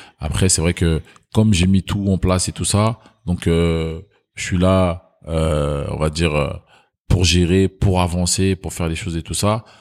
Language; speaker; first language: French; early bilingual, other home language; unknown